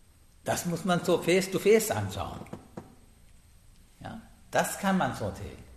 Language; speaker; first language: German; non-native, learner; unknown